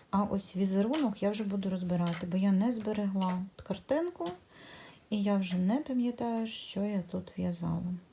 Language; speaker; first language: Ukrainian; native; Ukrainian